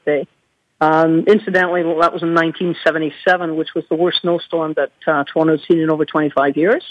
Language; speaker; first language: English; native; English